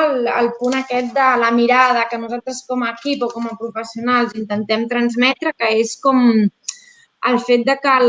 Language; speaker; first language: Catalan; native; Catalan